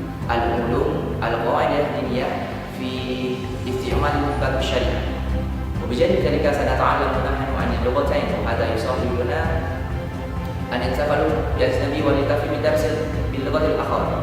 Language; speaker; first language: Arabic; non-native, learner; Indonesian